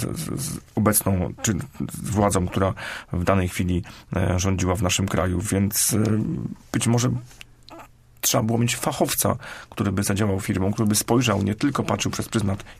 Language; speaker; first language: Polish; native; Polish